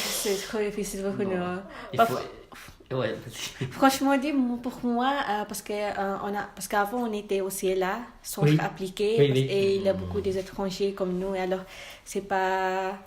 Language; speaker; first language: French; non-native, learner; Malay